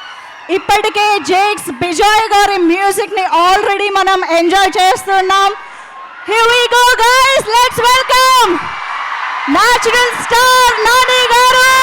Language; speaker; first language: Telugu; native; Telugu